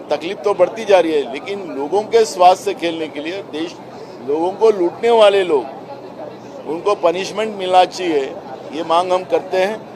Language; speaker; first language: Hindi; non-native, local second language; Marathi